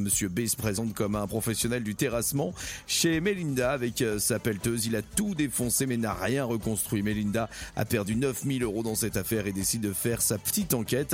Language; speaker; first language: French; native; French